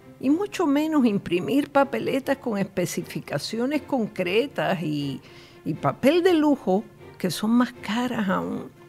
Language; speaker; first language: Spanish; native; Spanish